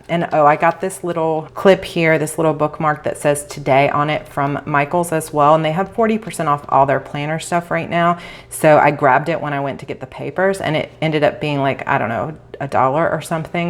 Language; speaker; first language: English; native; English